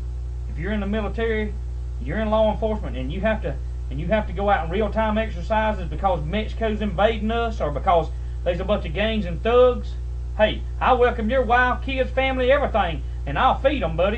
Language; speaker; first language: English; native; English